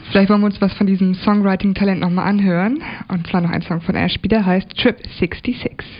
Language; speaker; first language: German; native; German